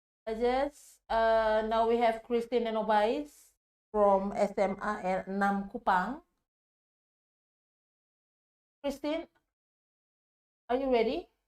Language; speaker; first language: English; non-native, fluent; Indonesian